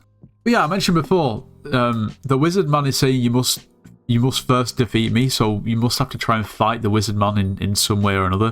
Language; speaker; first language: English; native; English